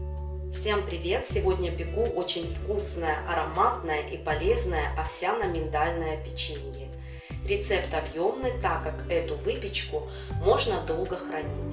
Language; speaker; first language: Russian; native; Russian